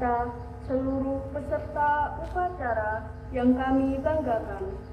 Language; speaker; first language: Indonesian; native; Indonesian